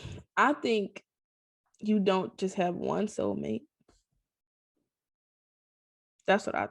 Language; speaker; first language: English; native; English